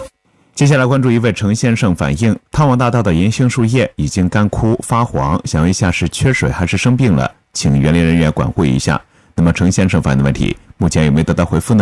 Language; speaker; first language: Chinese; native; Chinese